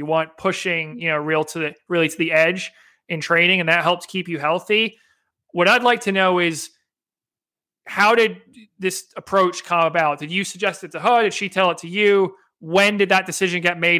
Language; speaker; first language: English; native; English